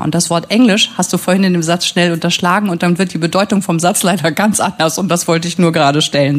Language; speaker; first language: German; native; German